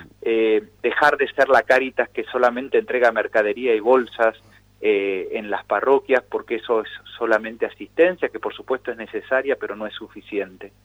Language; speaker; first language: Spanish; native; Spanish